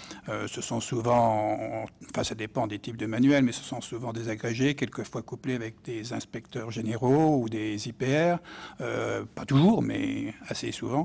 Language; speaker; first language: French; native; French